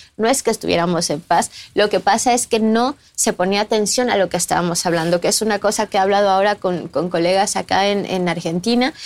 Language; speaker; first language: Spanish; native; Spanish